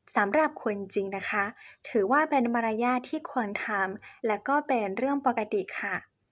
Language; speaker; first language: Thai; non-native, fluent; Chinese